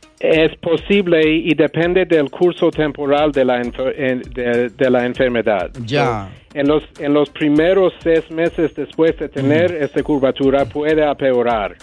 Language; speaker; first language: Spanish; non-native, learner; English